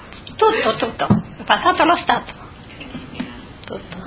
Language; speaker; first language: Italian; early bilingual, other home language; Friulian